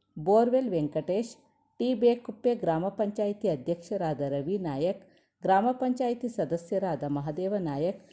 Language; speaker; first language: Kannada; native; Kannada